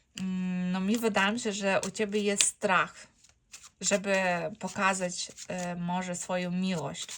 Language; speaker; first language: Polish; non-native, fluent; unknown